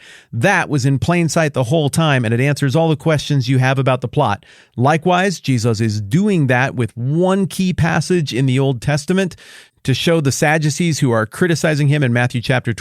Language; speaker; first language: English; native; English